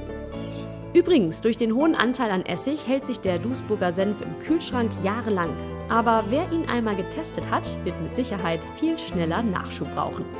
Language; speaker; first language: German; native; German